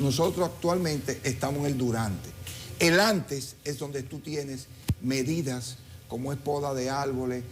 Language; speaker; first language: Spanish; native; Spanish